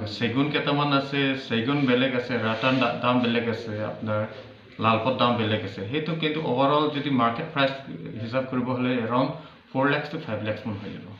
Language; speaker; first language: Assamese; native; Assamese